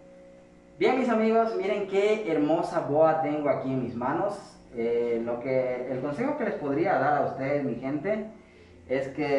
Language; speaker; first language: Spanish; native; Spanish